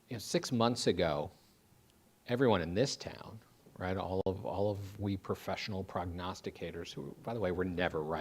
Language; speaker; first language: English; native; English